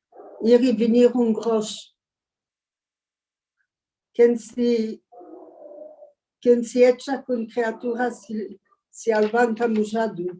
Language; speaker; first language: Spanish; early bilingual, heritage; Ladino